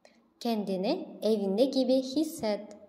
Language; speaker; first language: Turkish; non-native, fluent; Kazakh